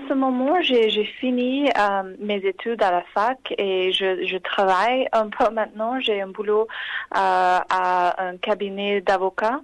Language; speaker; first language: French; non-native, fluent; English